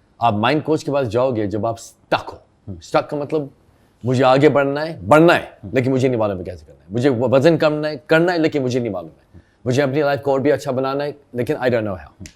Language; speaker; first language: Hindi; early bilingual, heritage; Hindi